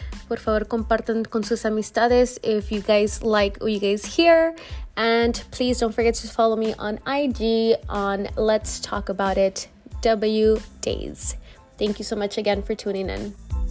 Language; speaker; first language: English; early bilingual, other home language; Spanish